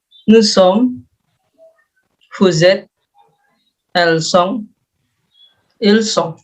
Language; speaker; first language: French; non-native, learner; Indonesian